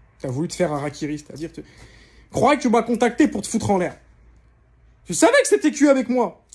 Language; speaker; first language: French; native; French